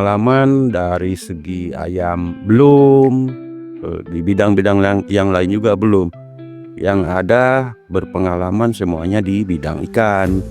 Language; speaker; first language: Indonesian; non-native, local second language; Sundanese